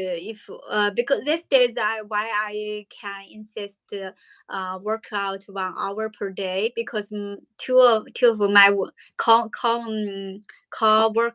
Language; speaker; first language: English; non-native, learner; Chinese